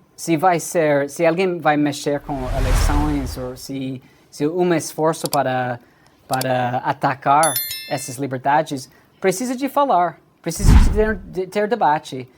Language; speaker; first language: Portuguese; non-native, fluent; English